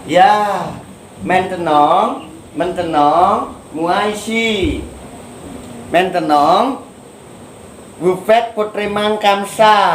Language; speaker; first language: French; non-native, learner; Indonesian